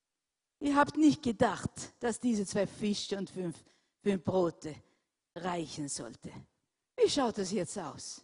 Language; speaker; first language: German; non-native, fluent; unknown